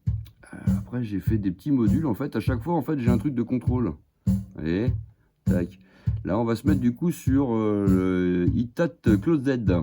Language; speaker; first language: French; native; French